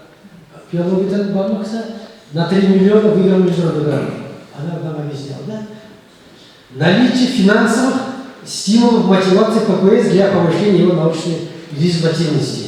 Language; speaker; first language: Russian; non-native, local second language; Kazakh